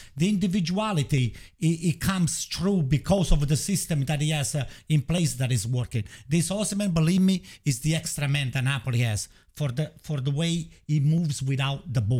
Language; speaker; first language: English; non-native, fluent; Italian